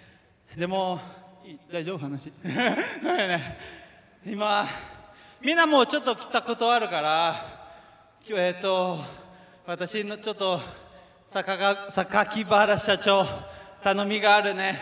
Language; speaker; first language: Japanese; early bilingual, other home language; Portuguese